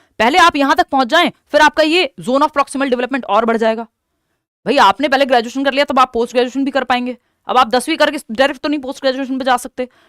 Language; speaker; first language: Hindi; native; Hindi